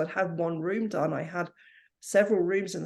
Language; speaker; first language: English; native; English